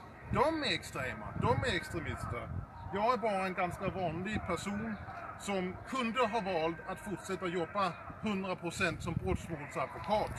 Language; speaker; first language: Swedish; early bilingual, heritage; Danish